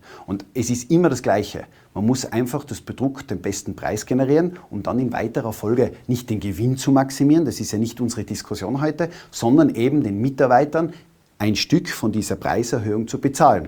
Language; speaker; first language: German; native; German